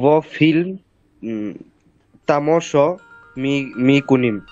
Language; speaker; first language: Persian; non-native, learner; Bangla